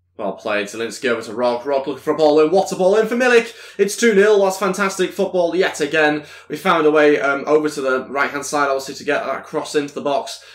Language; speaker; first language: English; native; English